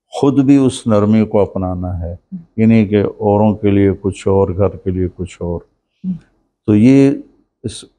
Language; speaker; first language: Urdu; native; Urdu